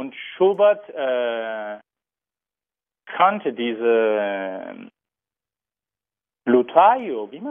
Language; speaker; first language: German; non-native, learner; Turkish